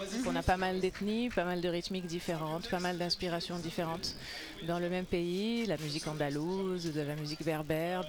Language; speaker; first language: French; non-native, local second language; Arabic